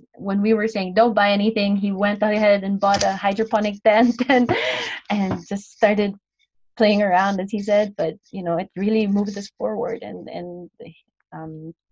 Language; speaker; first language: English; non-native, local second language; Filipino